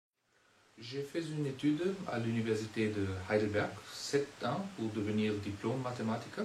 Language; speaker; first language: French; non-native, fluent; German